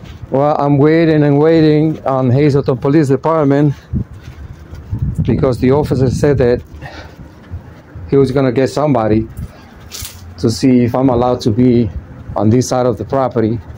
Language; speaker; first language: English; non-native, fluent; Spanish